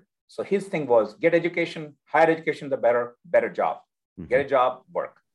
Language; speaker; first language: English; non-native, local second language; Hindi